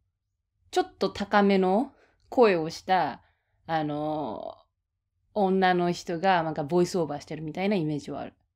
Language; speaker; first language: Japanese; native; Japanese